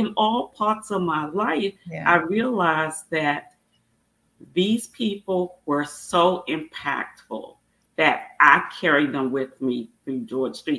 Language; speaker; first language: English; native; English